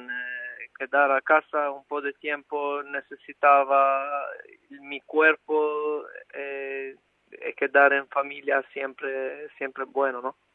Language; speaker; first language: Spanish; non-native, fluent; Albanian